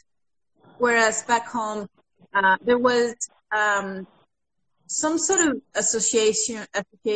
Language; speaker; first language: English; non-native, fluent; Spanish